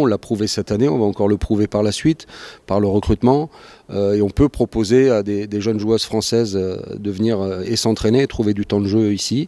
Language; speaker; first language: French; native; French